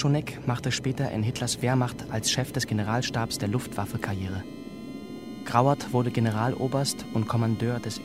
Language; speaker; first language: German; native; German